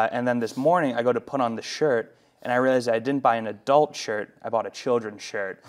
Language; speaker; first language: English; native; English